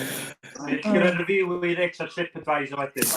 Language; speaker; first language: Welsh; native; Welsh